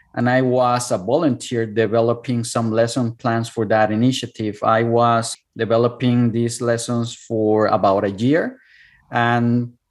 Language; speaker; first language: English; non-native, fluent; Spanish